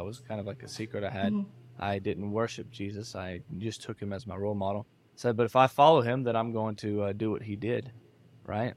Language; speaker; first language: English; native; English